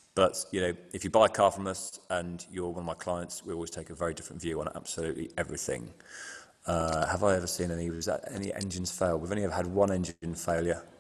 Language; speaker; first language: English; native; English